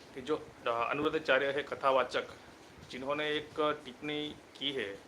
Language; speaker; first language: Hindi; non-native, local second language; Gujarati